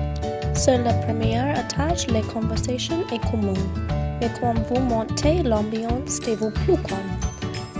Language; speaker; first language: French; non-native, learner; English